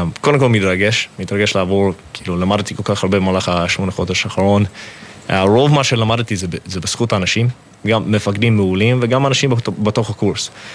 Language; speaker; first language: Hebrew; non-native, fluent; English